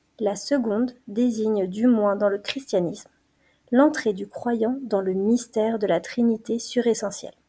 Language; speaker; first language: French; native; French